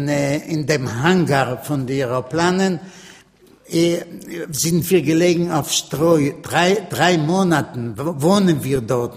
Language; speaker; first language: German; non-native, learner; Yiddish